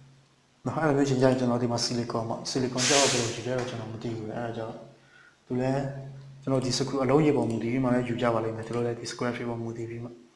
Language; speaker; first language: Burmese; native; Burmese